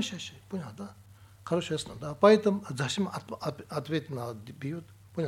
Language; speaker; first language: Russian; non-native, learner; Tibetan